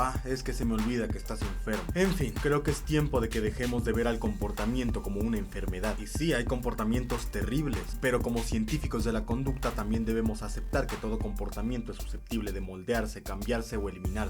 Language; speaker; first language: Spanish; native; Spanish